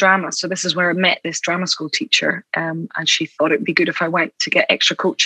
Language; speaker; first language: English; native; English